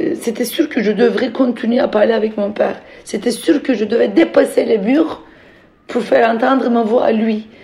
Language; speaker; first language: French; non-native, fluent; Turkish